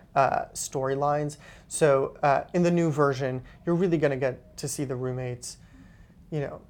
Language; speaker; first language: English; non-native, fluent; Hebrew